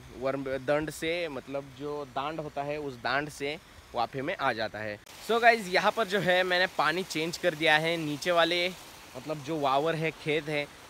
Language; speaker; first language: Hindi; non-native, local second language; Marathi